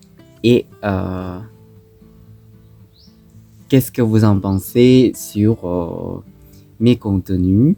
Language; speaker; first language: French; non-native, fluent; Thai